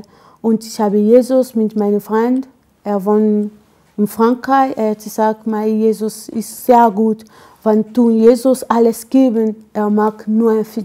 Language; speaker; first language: German; non-native, learner; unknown